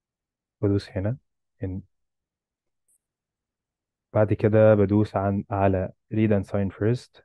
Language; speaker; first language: Arabic; native; Arabic